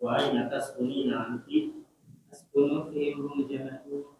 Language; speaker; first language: Arabic; non-native, learner; Indonesian